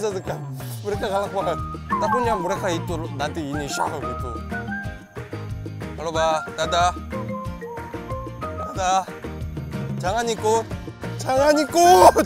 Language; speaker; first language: Indonesian; non-native, learner; Korean